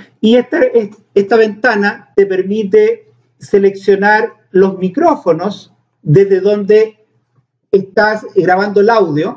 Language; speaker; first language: Spanish; native; Spanish